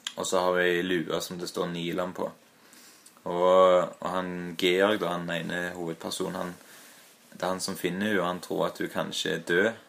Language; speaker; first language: Norwegian; native; Norwegian